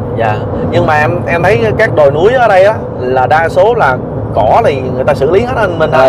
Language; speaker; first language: Vietnamese; native; Vietnamese